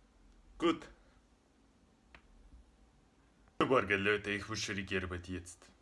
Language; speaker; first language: German; non-native, learner; Russian